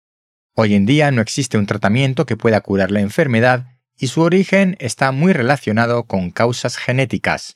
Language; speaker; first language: Spanish; native; Spanish